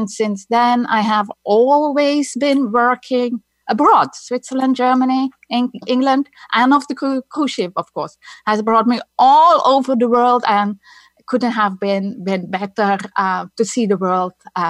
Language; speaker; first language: English; non-native, fluent; Dutch